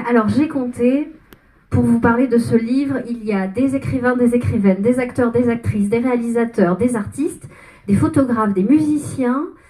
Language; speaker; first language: French; native; French